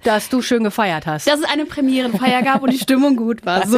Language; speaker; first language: German; native; German